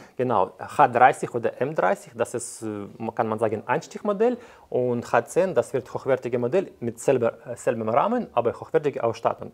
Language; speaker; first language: German; non-native, fluent; Ukrainian